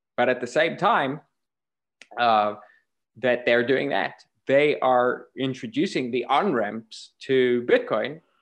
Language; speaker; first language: English; native; English